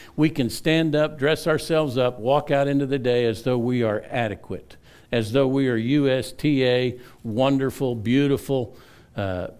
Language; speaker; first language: English; native; English